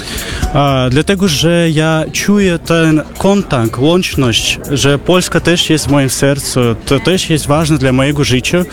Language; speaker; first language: Polish; non-native, fluent; Russian